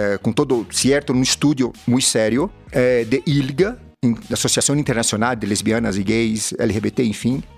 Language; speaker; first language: Spanish; non-native, learner; Portuguese